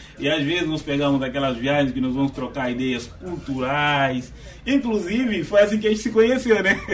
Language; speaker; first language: Portuguese; non-native, local second language; Upper Guinea Crioulo